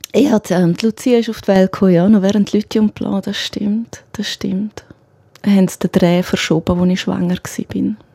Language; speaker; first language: German; non-native, local second language; Romansh